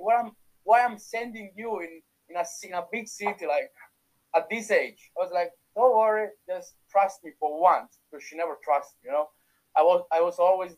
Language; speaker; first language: English; non-native, fluent; Italian